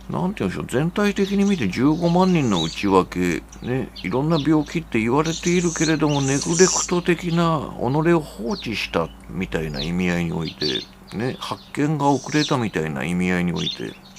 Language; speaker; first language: Japanese; native; Japanese